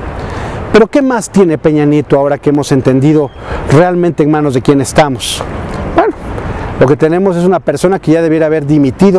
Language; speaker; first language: Spanish; native; Spanish